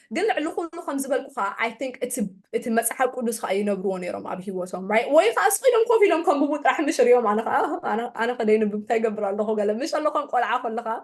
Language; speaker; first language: Tigrinya; early bilingual, heritage; Tigrinya